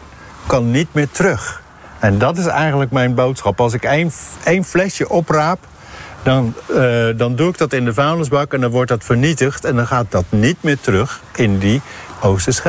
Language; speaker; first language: Dutch; native; Dutch